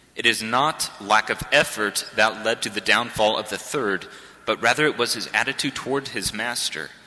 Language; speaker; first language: English; native; English